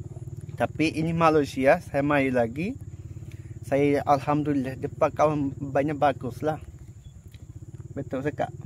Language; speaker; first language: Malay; non-native, learner; Bangla